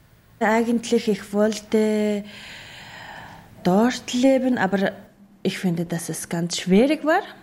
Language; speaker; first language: German; non-native, learner; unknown